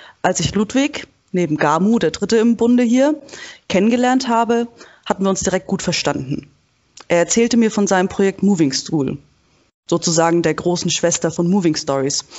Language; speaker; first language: German; native; German